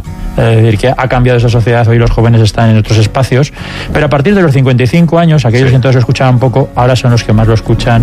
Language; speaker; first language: Spanish; native; Spanish